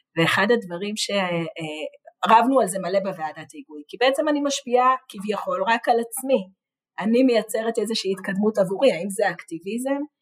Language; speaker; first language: Hebrew; native; Hebrew